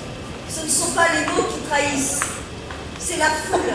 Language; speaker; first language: French; native; French